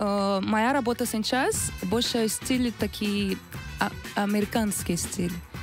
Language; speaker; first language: Russian; non-native, learner; Portuguese